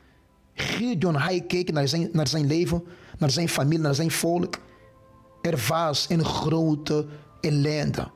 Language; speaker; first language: Dutch; non-native, fluent; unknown